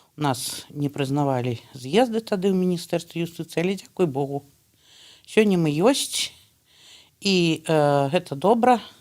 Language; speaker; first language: Belarusian; native; Belarusian